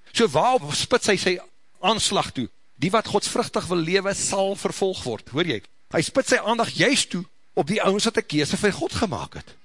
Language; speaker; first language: Afrikaans; native; Afrikaans